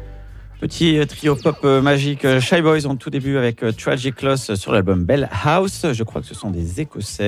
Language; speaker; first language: French; native; French